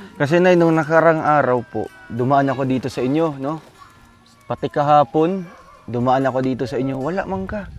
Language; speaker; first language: Filipino; non-native, local second language; Cebuano